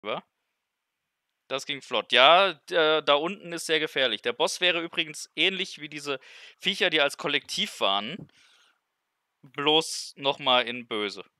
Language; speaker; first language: German; native; German